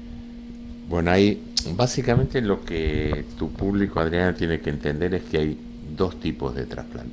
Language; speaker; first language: Spanish; native; Spanish